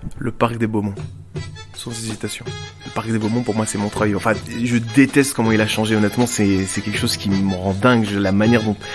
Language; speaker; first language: French; native; French